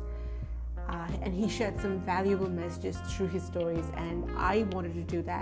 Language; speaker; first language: English; non-native, local second language; Sinhala